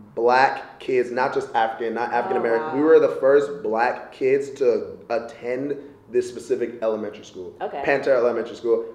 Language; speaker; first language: English; native; English